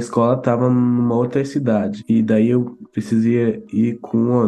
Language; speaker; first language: Portuguese; early bilingual, heritage; Portuguese